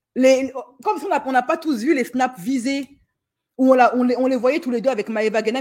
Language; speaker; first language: French; native; French